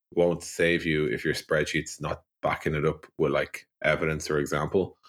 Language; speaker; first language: English; native; English